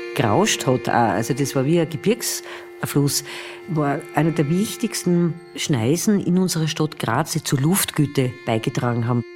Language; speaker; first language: German; native; German